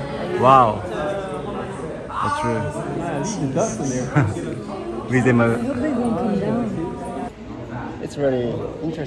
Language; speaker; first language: English; non-native, learner; Japanese